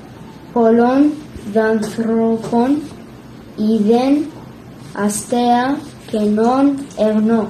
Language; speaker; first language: Greek; non-native, learner; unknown